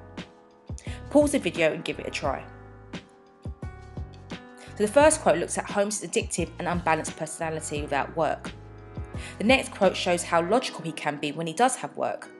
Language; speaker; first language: English; native; English